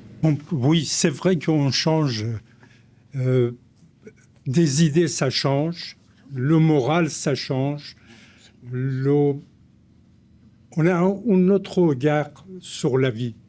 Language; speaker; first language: French; non-native, fluent; Persian